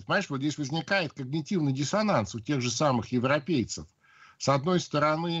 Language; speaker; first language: Russian; native; Russian